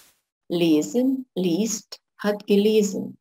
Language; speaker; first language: German; non-native, fluent; Russian